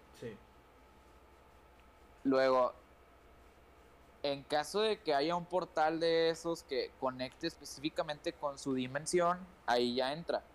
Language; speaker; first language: Spanish; native; Spanish